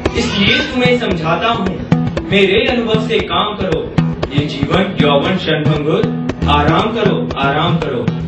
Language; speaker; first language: Hindi; non-native, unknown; Russian